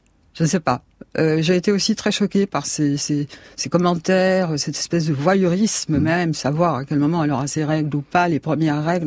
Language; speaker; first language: French; native; French